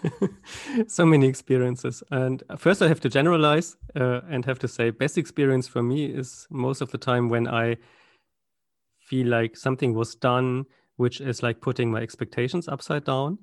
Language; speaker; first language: English; non-native, fluent; German